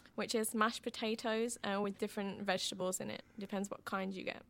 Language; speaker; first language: English; native; English